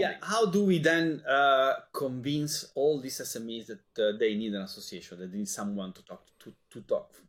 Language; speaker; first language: English; non-native, fluent; Italian